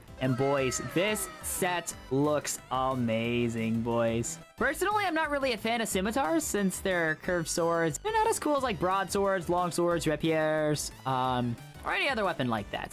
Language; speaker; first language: English; native; English